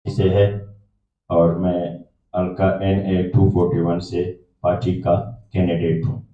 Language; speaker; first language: Urdu; non-native, local second language; Pashto